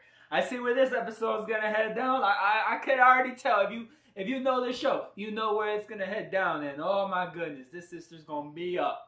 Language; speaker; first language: English; early bilingual, other home language; Spanish